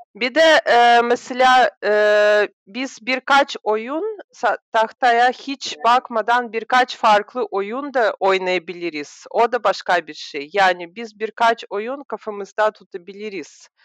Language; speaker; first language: Turkish; non-native, fluent; Russian